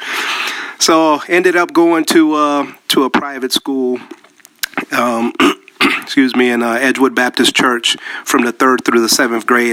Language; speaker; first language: English; early bilingual, other home language; Spanish